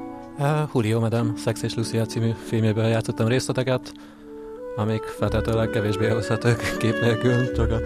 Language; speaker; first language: Hungarian; native; Hungarian